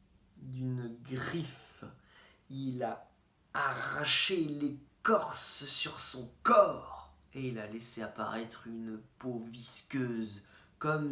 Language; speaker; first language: French; native; French